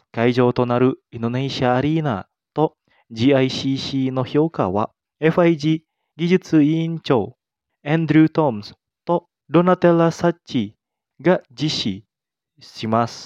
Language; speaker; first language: Japanese; non-native, fluent; Indonesian